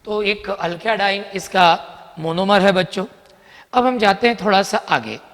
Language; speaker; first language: Hindi; non-native, local second language; Marathi